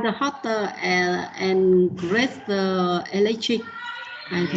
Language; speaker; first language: English; non-native, learner; Vietnamese